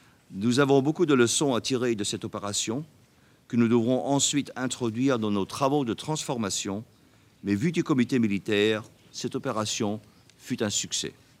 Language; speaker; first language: French; non-native, fluent; Danish